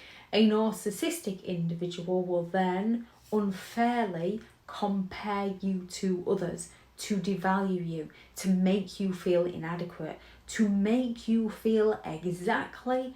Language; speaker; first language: English; native; English